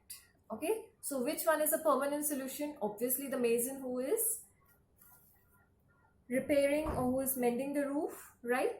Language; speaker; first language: English; non-native, local second language; Hindi